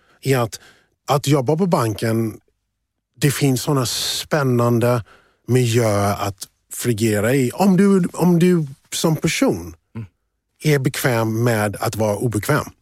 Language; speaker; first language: Swedish; early bilingual, other home language; English